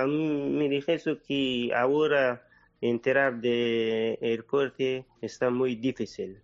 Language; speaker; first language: Spanish; non-native, learner; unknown